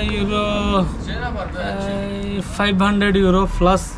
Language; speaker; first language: Hindi; non-native, learner; Bangla